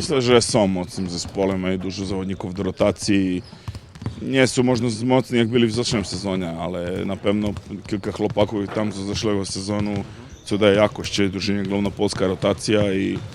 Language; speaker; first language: Polish; non-native, learner; Serbian